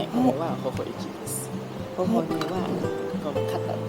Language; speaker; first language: Japanese; non-native, learner; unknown